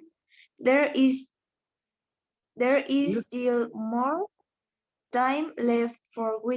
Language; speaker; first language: English; non-native, learner; Spanish